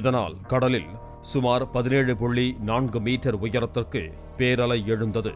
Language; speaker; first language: Tamil; native; Tamil